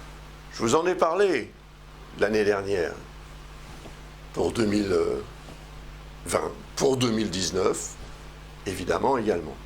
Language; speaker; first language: French; native; French